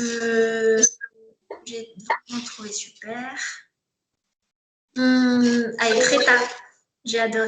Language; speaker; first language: French; non-native, local second language; Malagasy